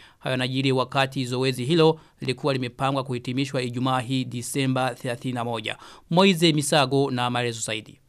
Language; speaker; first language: Swahili; non-native, local second language; Rundi